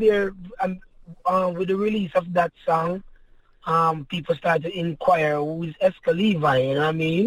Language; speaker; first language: English; non-native, local second language; Jamaican Creole English